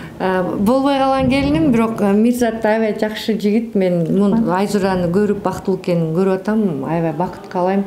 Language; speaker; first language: Kyrgyz; native; Kyrgyz